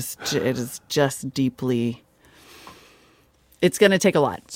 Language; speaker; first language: English; native; English